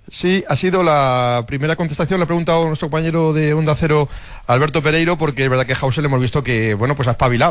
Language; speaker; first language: Spanish; native; Spanish